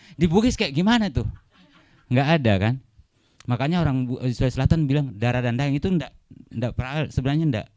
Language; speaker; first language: Indonesian; non-native, local second language; Buginese